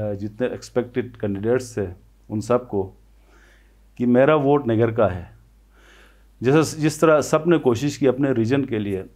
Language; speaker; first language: Urdu; non-native, local second language; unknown